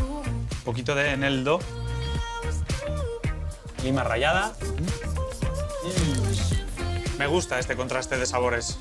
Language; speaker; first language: Spanish; native; Spanish